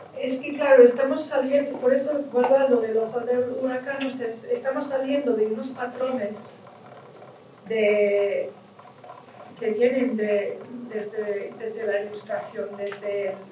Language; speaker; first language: Spanish; non-native, fluent; English